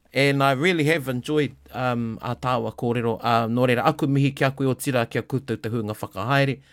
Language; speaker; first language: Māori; non-native, local second language; English